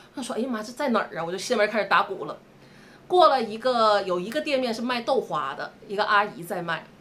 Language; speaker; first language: Chinese; native; Chinese